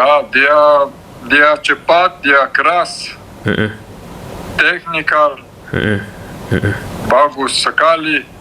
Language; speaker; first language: Indonesian; non-native, learner; Romanian